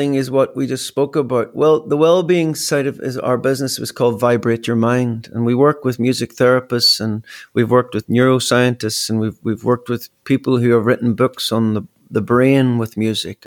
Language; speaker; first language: English; native; English